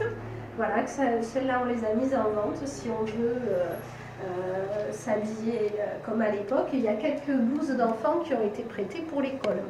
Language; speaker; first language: French; native; French